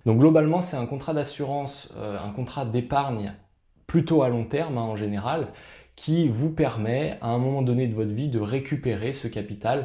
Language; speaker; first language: French; native; French